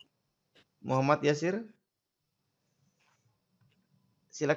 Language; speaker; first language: Indonesian; native; Indonesian